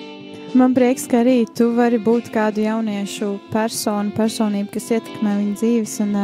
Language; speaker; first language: Latvian; native; Latvian